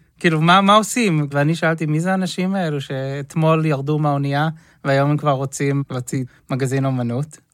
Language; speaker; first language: Hebrew; native; Hebrew